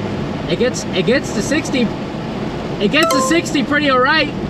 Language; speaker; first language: English; native; English